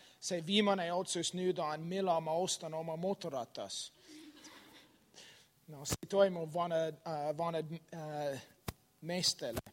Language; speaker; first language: Estonian; non-native, learner; English